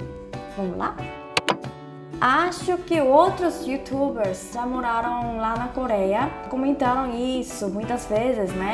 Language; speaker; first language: Portuguese; non-native, fluent; Korean